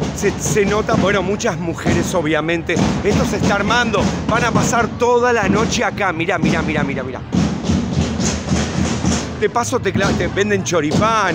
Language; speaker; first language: Spanish; native; Spanish